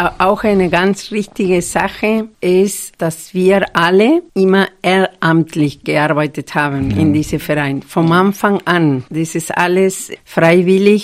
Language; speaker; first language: German; non-native, fluent; Spanish